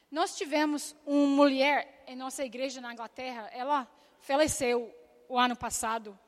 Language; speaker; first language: Portuguese; non-native, learner; English